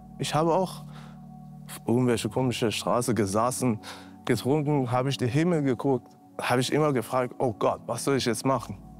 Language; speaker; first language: German; non-native, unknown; Persian